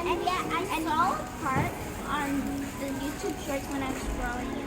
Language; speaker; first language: English; native; English